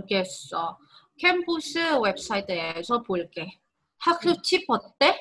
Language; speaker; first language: Korean; non-native, learner; Indonesian